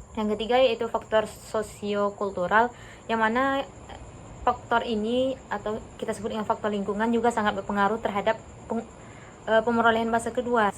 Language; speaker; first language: Indonesian; non-native, local second language; Minangkabau